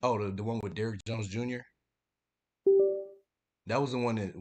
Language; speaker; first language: English; native; English